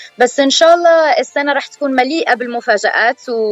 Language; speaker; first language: Arabic; early bilingual, heritage; Arabic